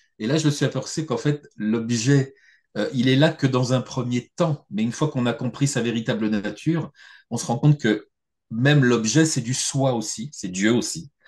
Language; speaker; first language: French; native; French